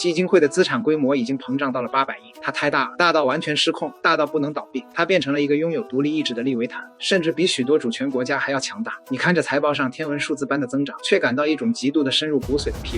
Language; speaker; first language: Chinese; native; Chinese